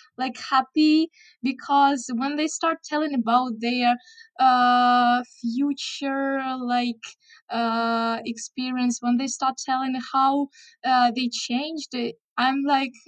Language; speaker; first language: English; non-native, fluent; Ukrainian